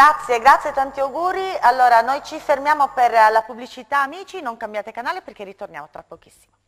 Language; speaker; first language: Italian; native; Italian